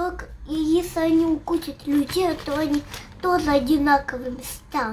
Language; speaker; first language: Russian; early bilingual, heritage; Russian